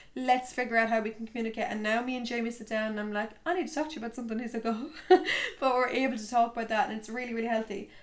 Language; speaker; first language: English; native; English